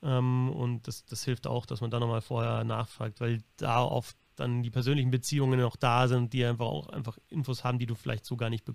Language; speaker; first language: German; native; German